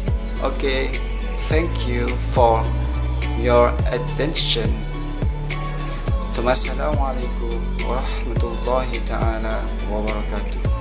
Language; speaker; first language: English; non-native, learner; Indonesian